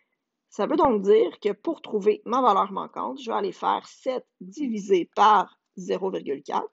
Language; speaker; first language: French; native; French